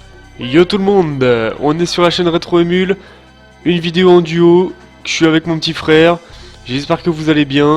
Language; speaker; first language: French; native; French